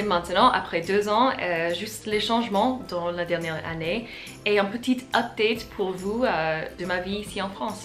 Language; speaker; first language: French; non-native, fluent; English